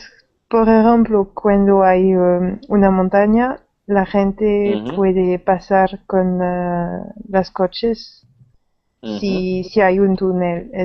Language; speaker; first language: Spanish; non-native, learner; French